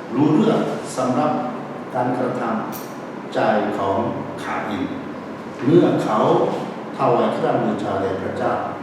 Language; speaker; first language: Thai; non-native, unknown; Korean